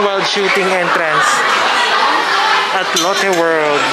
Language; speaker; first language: English; non-native, local second language; Filipino